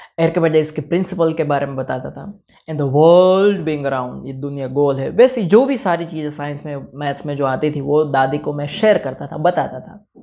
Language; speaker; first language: Hindi; non-native, local second language; Gujarati